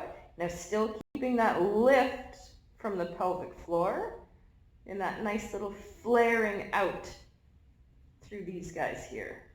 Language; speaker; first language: English; native; English